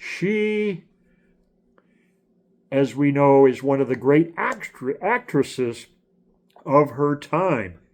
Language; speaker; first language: English; native; English